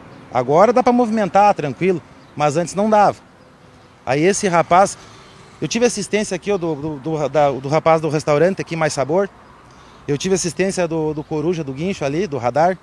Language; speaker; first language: Portuguese; native; Portuguese